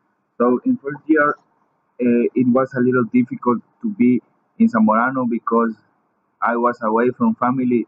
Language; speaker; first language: English; non-native, fluent; Spanish